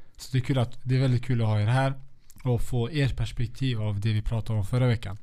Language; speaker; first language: Swedish; early bilingual, other home language; Central Kurdish